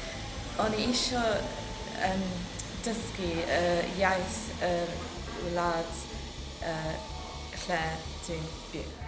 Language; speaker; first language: Welsh; non-native, learner; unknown